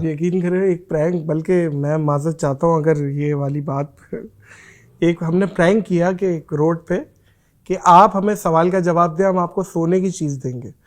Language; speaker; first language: Urdu; native; Urdu